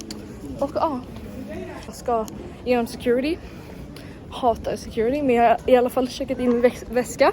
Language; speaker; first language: Swedish; early bilingual, heritage; Swedish